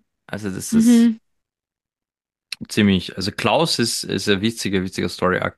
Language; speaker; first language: German; native; German